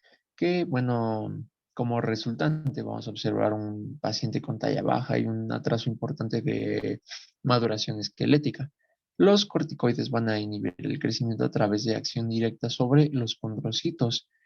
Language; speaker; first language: Spanish; native; Spanish